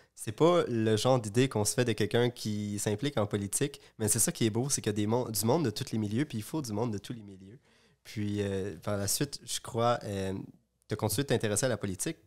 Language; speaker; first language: French; native; French